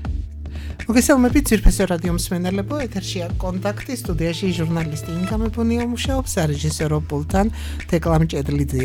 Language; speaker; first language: Georgian; native; Georgian